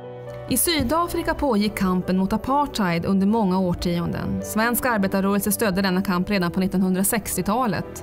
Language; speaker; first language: Swedish; native; Swedish